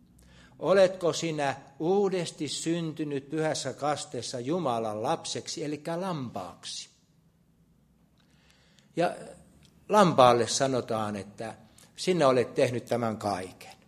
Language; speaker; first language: Finnish; native; Finnish